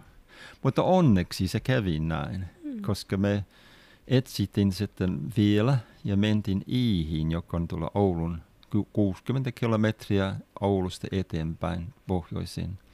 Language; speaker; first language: Finnish; non-native, fluent; English